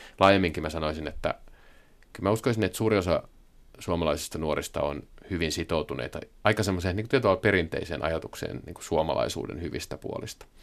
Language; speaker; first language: Finnish; native; Finnish